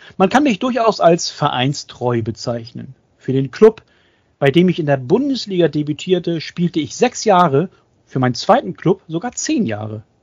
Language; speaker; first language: German; native; German